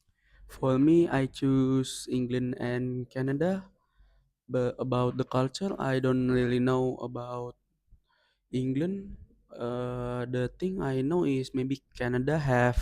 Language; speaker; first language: English; non-native, learner; Indonesian